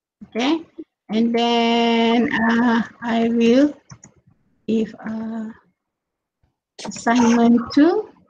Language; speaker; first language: English; non-native, local second language; Malay